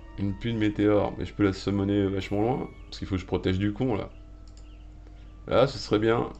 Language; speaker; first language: French; native; French